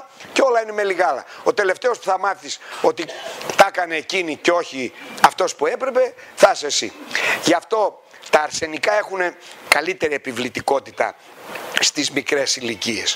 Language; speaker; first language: Greek; native; Greek